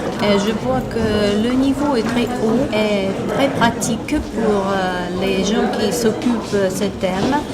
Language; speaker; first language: French; non-native, fluent; Russian